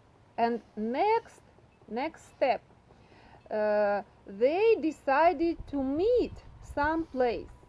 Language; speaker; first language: English; non-native, learner; Russian